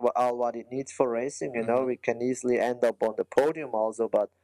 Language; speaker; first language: English; non-native, fluent; Swiss German